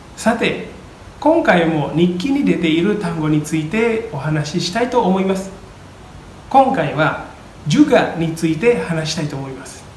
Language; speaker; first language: Japanese; non-native, fluent; Indonesian